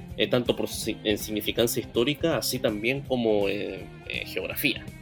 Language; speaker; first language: Spanish; native; Spanish